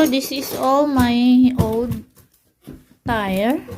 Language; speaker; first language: English; non-native, local second language; Filipino